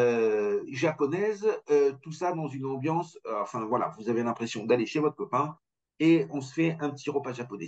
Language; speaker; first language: French; native; French